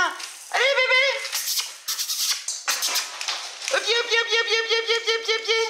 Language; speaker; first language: French; native; French